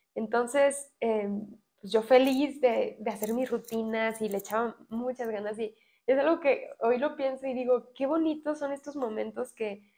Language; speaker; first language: Spanish; native; Spanish